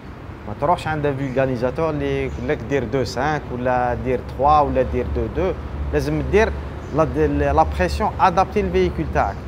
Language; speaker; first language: French; non-native, local second language; Arabic